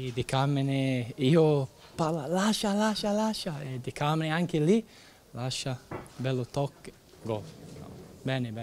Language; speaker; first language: Italian; non-native, learner; English